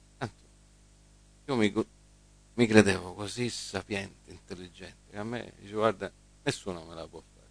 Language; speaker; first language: Italian; early bilingual, heritage; English